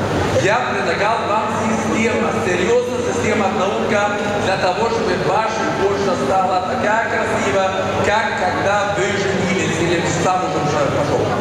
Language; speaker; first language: Russian; non-native, fluent; Swedish